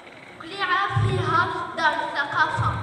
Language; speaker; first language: Arabic; native; Arabic